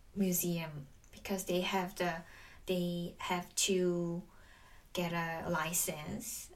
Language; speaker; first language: English; non-native, learner; Korean